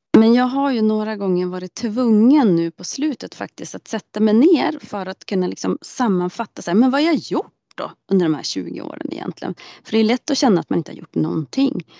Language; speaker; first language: Swedish; native; Swedish